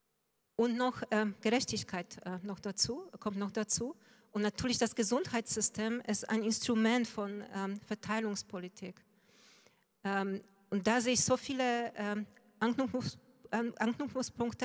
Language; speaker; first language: German; non-native, fluent; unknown